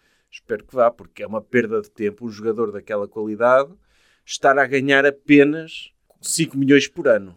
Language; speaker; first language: Portuguese; native; Portuguese